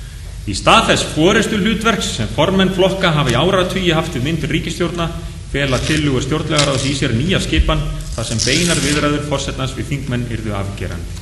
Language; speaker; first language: Icelandic; native; Icelandic